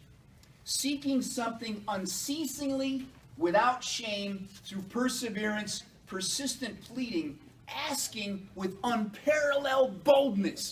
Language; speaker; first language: English; native; English